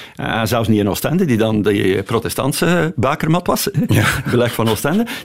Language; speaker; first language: Dutch; native; Dutch